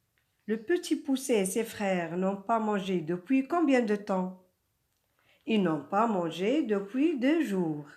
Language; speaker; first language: French; non-native, local second language; Arabic